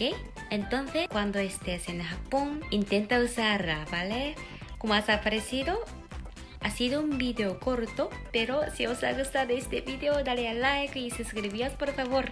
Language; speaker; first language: Spanish; non-native, fluent; Japanese